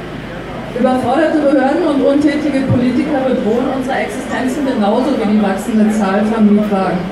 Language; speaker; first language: German; native; German